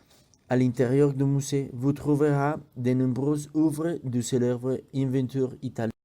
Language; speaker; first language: French; non-native, learner; Spanish